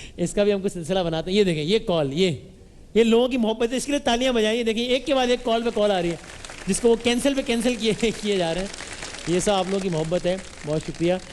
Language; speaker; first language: Urdu; native; Urdu